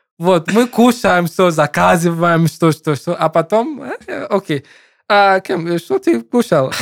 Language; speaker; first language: Russian; non-native, learner; English